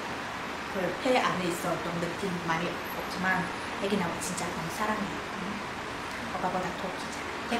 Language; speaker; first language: Korean; non-native, learner; Vietnamese